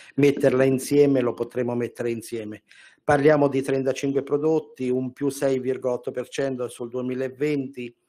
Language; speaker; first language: Italian; native; Italian